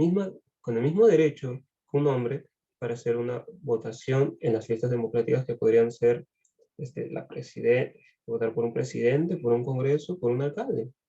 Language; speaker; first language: Spanish; native; Spanish